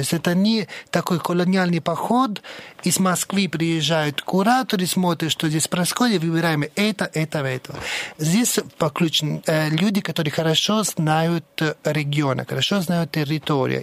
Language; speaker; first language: Russian; non-native, fluent; Italian